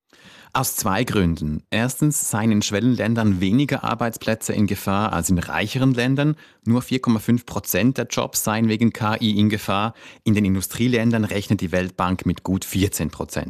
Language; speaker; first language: German; native; German